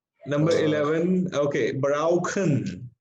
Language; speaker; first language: German; non-native, fluent; Hindi